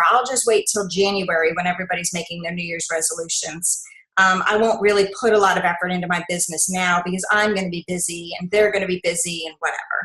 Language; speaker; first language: English; native; English